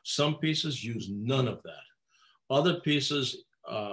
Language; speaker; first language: English; native; English